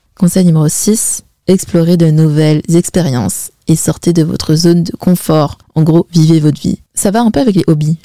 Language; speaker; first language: French; early bilingual, other home language; Chinese